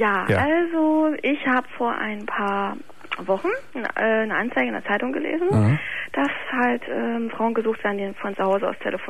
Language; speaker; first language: German; native; German